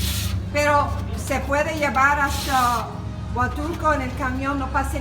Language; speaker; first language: Spanish; non-native, learner; English